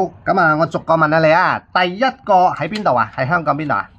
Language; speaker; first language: Cantonese; native; Cantonese